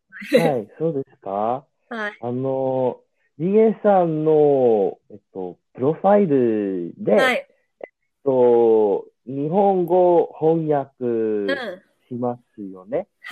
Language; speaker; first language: Japanese; non-native, learner; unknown